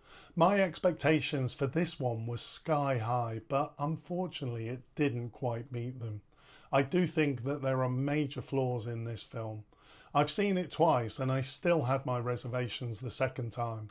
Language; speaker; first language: English; native; English